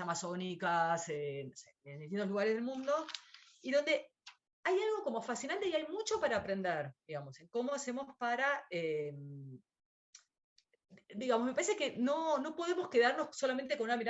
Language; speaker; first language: Spanish; native; Spanish